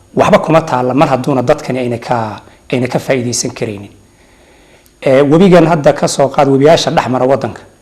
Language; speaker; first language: Somali; native; Somali